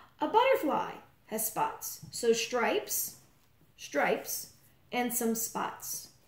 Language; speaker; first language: English; native; English